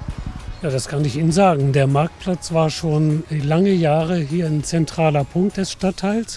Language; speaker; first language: German; native; German